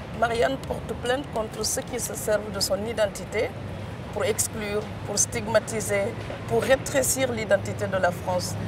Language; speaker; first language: French; non-native, local second language; Serer